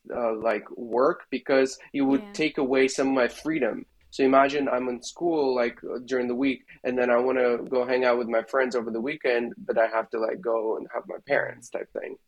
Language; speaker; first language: English; non-native, fluent; Russian